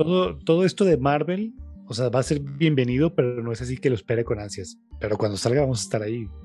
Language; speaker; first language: Spanish; native; Spanish